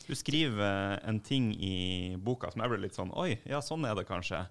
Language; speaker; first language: Norwegian; native; Norwegian